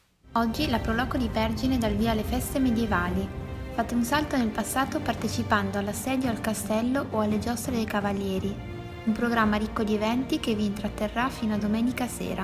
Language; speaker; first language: Italian; native; Italian